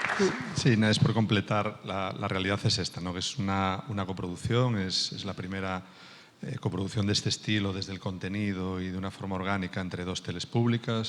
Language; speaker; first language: Spanish; native; Spanish